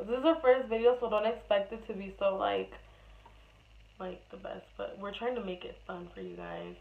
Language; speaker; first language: English; early bilingual, other home language; Spanish